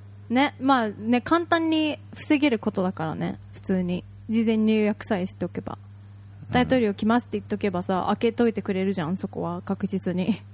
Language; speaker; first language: Japanese; early bilingual, heritage; Japanese